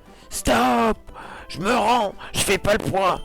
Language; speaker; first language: French; native; French